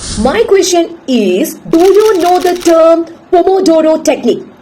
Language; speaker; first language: English; non-native, local second language; Tamil